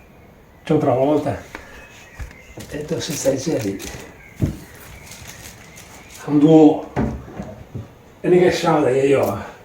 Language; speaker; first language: Chinese; non-native, fluent; Italian